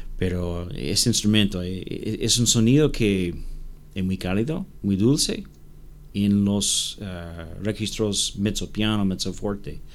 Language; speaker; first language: Spanish; non-native, learner; English